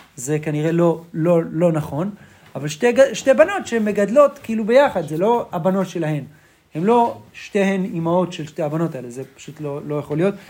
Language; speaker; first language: Hebrew; native; Hebrew